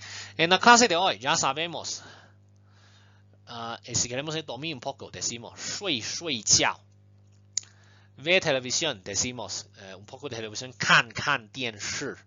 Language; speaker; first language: Spanish; non-native, fluent; Chinese